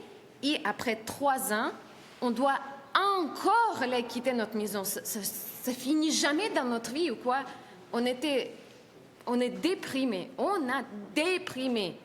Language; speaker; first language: French; non-native, learner; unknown